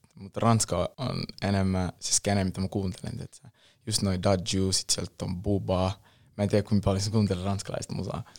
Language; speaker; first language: Finnish; early bilingual, other home language; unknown